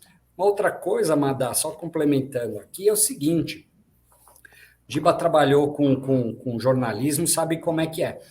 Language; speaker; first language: Portuguese; native; Portuguese